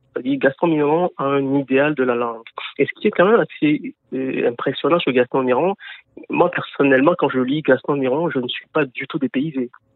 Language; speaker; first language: French; non-native, local second language; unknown